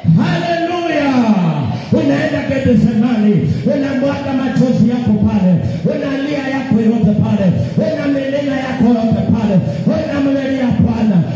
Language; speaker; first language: Swahili; non-native, local second language; Luyia